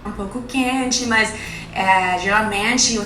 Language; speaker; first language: Portuguese; non-native, learner; English